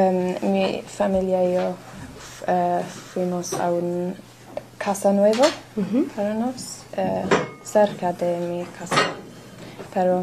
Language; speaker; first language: Spanish; non-native, learner; English